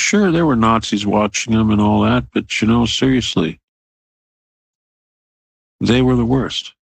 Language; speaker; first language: English; native; English